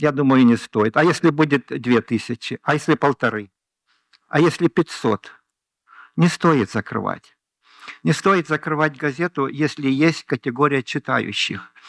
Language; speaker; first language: Russian; native; Russian